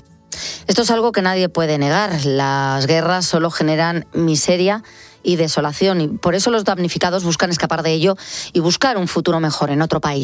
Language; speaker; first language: Spanish; native; Spanish